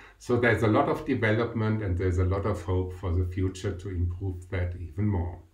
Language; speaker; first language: English; non-native, fluent; German